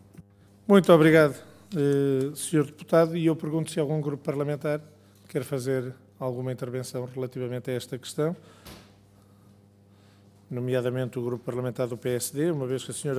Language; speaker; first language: Portuguese; native; Portuguese